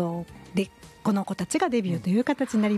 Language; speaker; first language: Japanese; native; Japanese